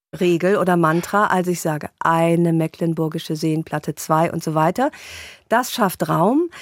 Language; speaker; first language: German; native; German